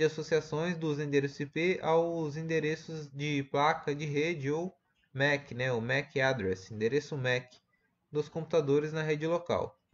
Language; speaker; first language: Portuguese; native; Portuguese